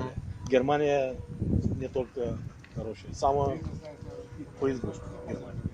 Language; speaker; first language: Russian; non-native, learner; Bulgarian